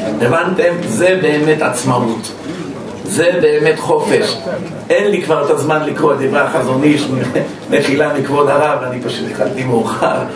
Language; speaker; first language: Hebrew; native; Hebrew